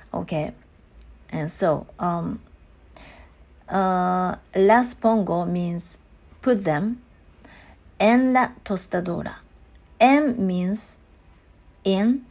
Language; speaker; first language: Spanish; non-native, learner; Japanese